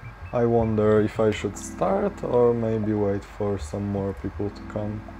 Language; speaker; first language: English; non-native, fluent; Polish